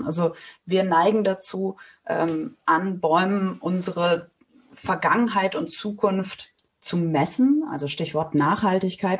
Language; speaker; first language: German; native; German